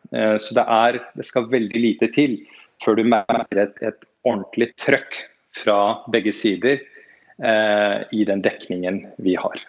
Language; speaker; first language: Norwegian; native; Norwegian